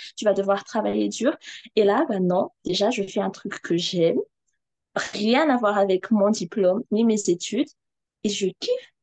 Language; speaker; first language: French; non-native, local second language; Malagasy